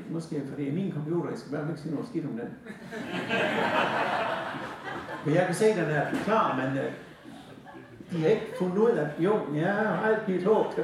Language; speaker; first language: Danish; native; Danish